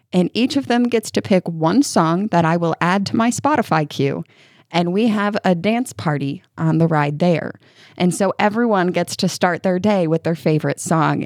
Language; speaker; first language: English; native; English